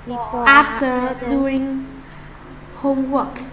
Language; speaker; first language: English; non-native, learner; Vietnamese